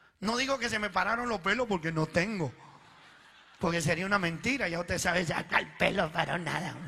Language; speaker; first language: Spanish; early bilingual, other home language; Italian